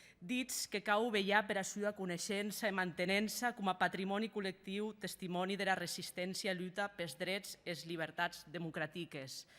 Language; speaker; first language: Occitan; native; Occitan